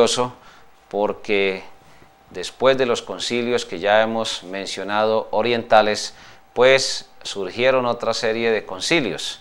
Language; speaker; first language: Spanish; native; Spanish